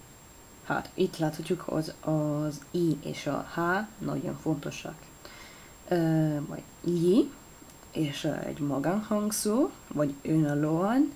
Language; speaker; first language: Hungarian; non-native, learner; Italian